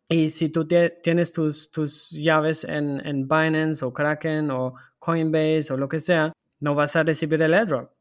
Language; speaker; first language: Spanish; non-native, fluent; German